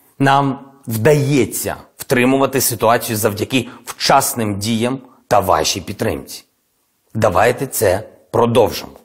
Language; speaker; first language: Ukrainian; non-native, local second language; Russian